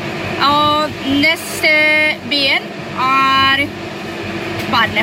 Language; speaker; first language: Norwegian; non-native, learner; Polish